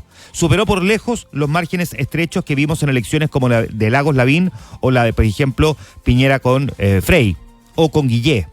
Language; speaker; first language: Spanish; native; Spanish